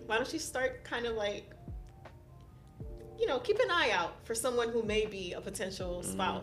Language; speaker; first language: English; early bilingual, other home language; Haitian Creole